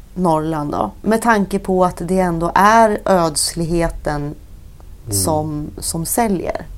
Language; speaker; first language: Swedish; native; Swedish